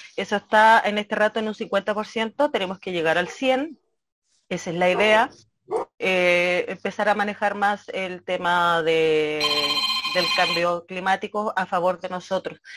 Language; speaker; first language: Spanish; native; Spanish